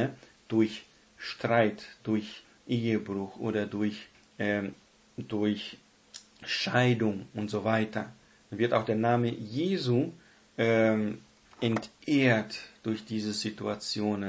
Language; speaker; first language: German; non-native, fluent; Portuguese